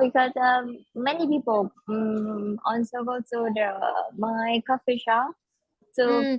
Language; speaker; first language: English; non-native, learner; Vietnamese